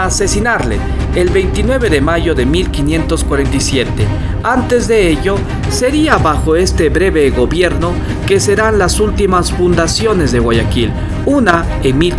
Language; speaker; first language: Spanish; native; Spanish